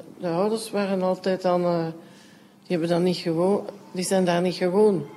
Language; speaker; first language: Dutch; non-native, local second language; French